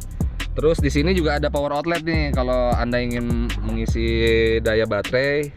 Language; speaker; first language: Indonesian; native; Indonesian